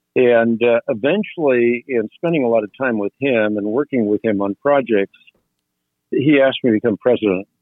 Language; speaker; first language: English; non-native, fluent; Dutch